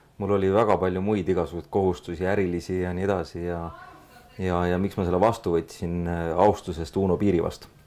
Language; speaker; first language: Estonian; native; Estonian